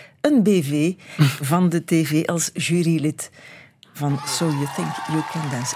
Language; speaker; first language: Dutch; native; Dutch